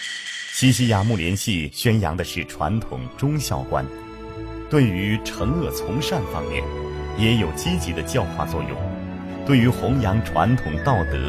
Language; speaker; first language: Chinese; native; Chinese